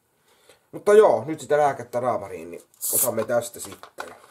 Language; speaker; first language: Finnish; native; Finnish